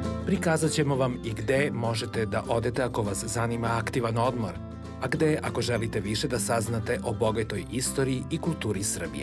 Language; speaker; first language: Serbian; native; Serbian